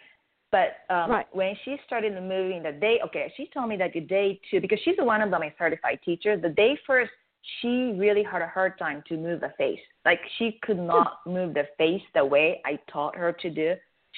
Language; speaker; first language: English; non-native, fluent; Japanese